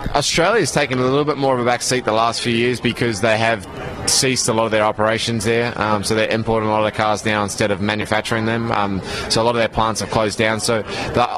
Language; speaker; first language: English; native; English